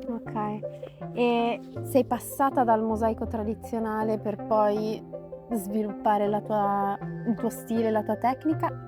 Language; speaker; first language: Italian; native; Italian